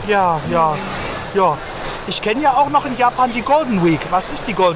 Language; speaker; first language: German; native; German